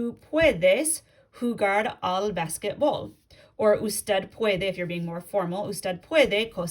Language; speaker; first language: Spanish; non-native, fluent; English